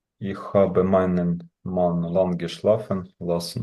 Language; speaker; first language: German; non-native, learner; Ukrainian